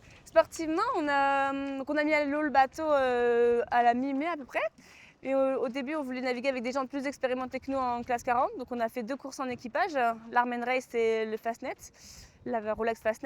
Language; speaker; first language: French; native; French